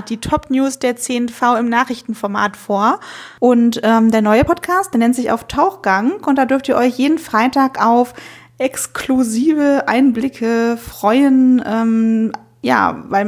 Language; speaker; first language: German; native; German